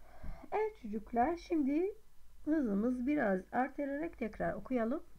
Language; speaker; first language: Turkish; non-native, fluent; Arabic